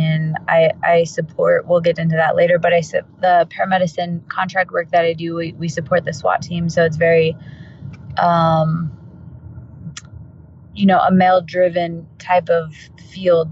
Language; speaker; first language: English; native; English